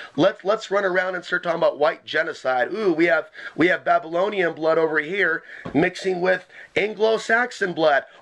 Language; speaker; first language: English; native; English